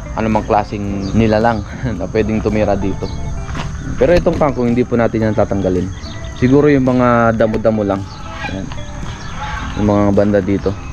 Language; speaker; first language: Filipino; non-native, local second language; Iloko